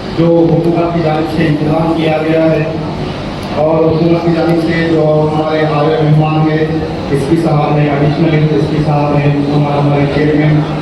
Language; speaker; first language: Urdu; native; Urdu